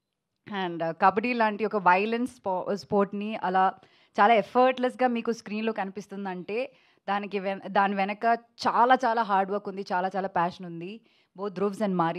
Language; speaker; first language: Telugu; non-native, local second language; Malayalam